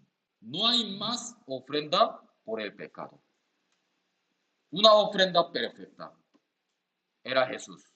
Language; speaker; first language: Spanish; non-native, learner; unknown